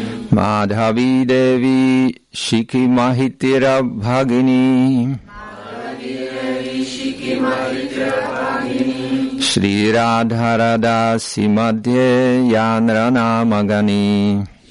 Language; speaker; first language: English; non-native, fluent; Czech